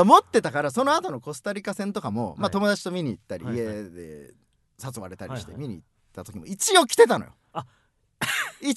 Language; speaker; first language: Japanese; native; Japanese